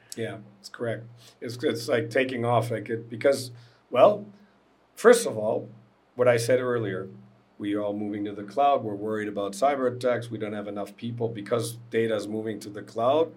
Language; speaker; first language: English; non-native, fluent; German